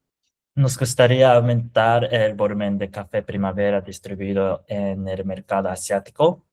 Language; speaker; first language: Spanish; non-native, fluent; Japanese